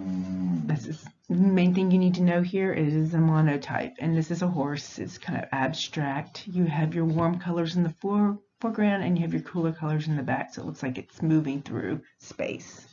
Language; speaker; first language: English; native; English